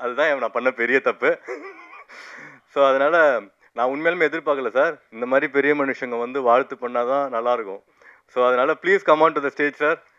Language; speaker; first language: Tamil; native; Tamil